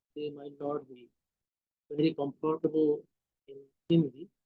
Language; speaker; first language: English; non-native, local second language; Hindi